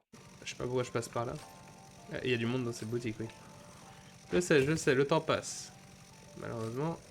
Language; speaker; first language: French; native; French